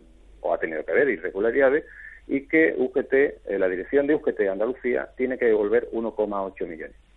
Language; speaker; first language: Spanish; native; Spanish